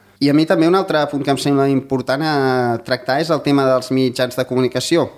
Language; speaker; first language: Catalan; native; Catalan